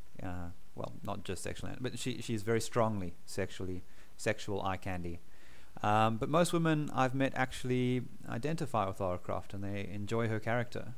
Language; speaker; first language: English; native; English